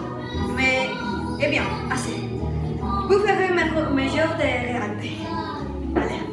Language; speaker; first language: French; non-native, learner; Spanish